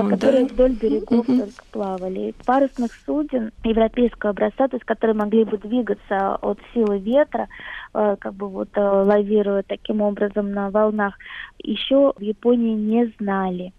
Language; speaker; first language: Russian; native; Russian